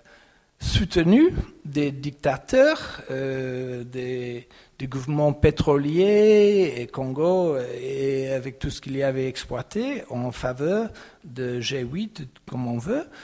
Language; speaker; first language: French; non-native, fluent; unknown